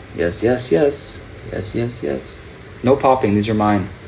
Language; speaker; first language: English; native; English